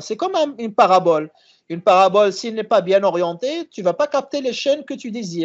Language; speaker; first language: French; non-native, local second language; Arabic